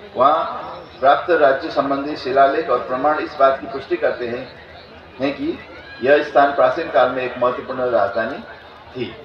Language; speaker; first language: Hindi; non-native, fluent; Newari